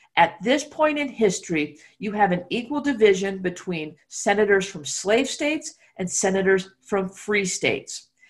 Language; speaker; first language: English; native; English